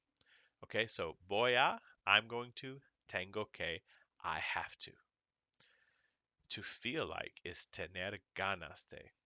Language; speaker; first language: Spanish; non-native, fluent; English